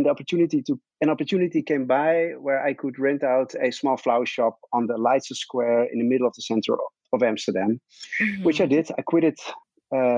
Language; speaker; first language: English; non-native, fluent; Dutch